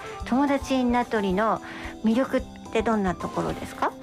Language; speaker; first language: Japanese; native; Japanese